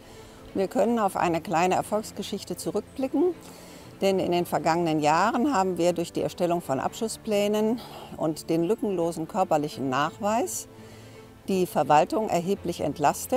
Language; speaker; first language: German; native; German